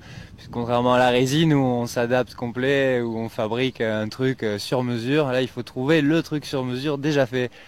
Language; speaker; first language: French; native; French